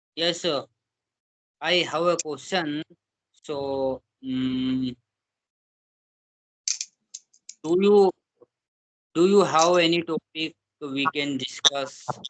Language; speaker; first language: English; non-native, learner; Hindi